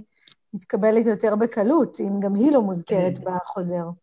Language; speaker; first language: Hebrew; native; Hebrew